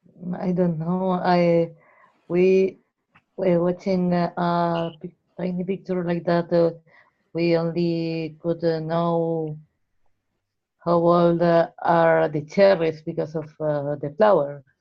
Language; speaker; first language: English; non-native, learner; Spanish